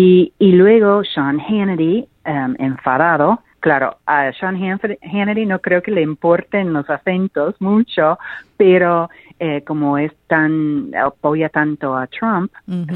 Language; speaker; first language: Spanish; non-native, fluent; English